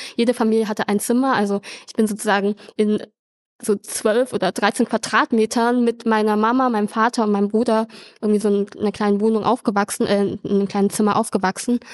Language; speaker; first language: German; early bilingual, other home language; Vietnamese